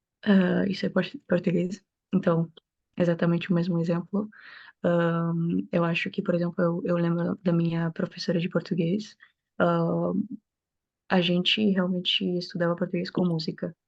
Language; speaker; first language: Portuguese; non-native, fluent; Macedonian